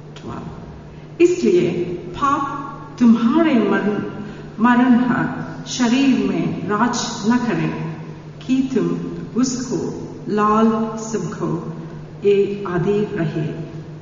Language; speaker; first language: English; non-native, local second language; Telugu